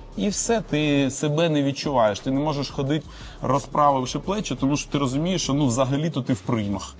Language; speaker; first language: Ukrainian; non-native, local second language; Russian